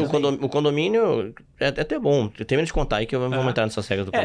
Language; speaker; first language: Portuguese; native; Portuguese